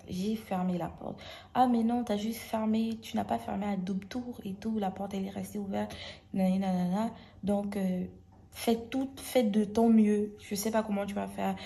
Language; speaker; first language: French; native; French